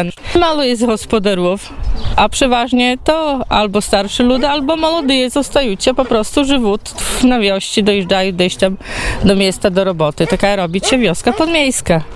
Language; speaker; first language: Polish; non-native, local second language; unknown